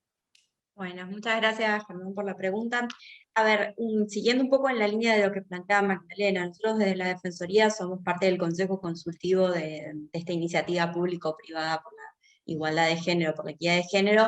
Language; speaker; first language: Spanish; native; Spanish